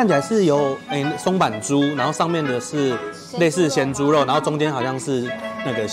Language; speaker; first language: Chinese; native; Chinese